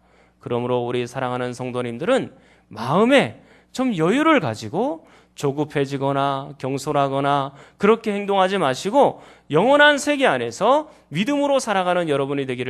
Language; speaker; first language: Korean; native; Korean